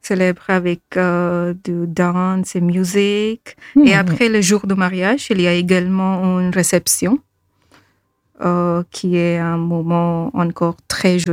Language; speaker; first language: French; non-native, learner; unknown